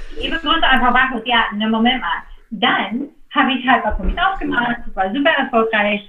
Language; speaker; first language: German; non-native, fluent; English